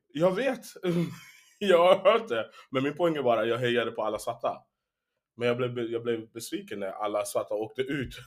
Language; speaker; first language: Swedish; early bilingual, heritage; Swedish